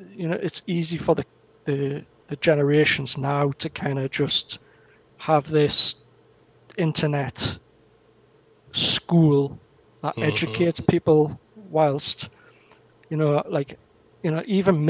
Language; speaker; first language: English; native; English